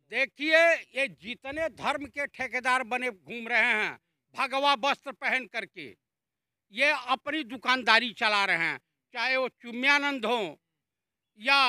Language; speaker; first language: Hindi; native; Hindi